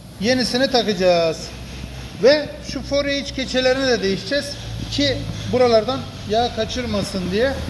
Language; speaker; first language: Turkish; native; Turkish